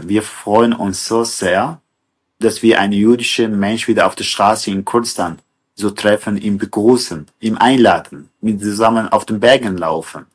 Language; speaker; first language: German; non-native, fluent; Kurdish